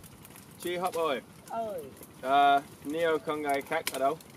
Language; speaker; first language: Vietnamese; non-native, learner; English